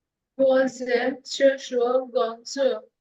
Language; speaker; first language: Chinese; non-native, learner; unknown